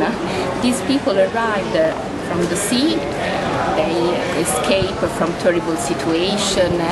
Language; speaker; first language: English; non-native, fluent; Italian